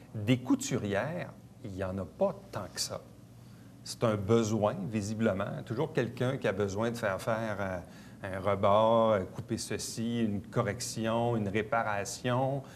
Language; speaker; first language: French; native; French